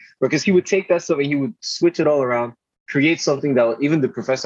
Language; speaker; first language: English; non-native, local second language; Igbo